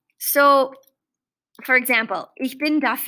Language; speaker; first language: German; non-native, fluent; English